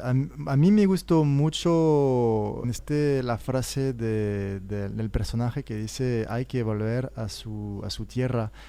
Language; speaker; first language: Spanish; non-native, fluent; French